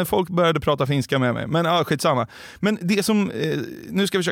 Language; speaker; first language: Swedish; native; Swedish